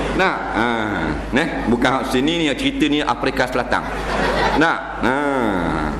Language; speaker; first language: Malay; native; Malay